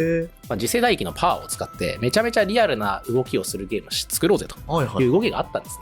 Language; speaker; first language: Japanese; native; Japanese